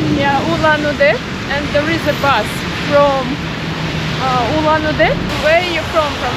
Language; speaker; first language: English; non-native, learner; Russian